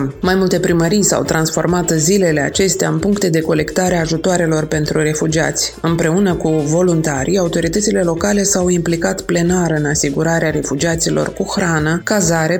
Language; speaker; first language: Romanian; native; Romanian